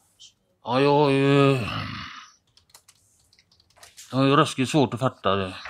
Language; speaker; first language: Swedish; native; Swedish